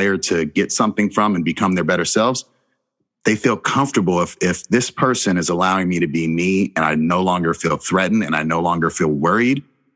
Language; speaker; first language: English; native; English